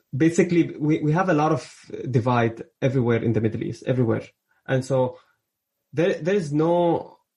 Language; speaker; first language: English; early bilingual, other home language; Arabic